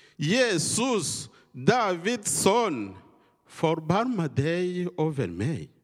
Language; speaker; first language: Swedish; non-native, learner; Kinyarwanda